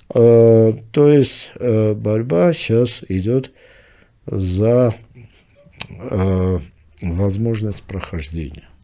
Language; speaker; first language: Russian; non-native, local second language; Armenian